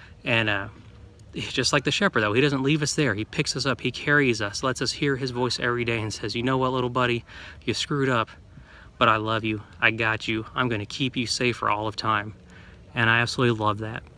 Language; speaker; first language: English; native; English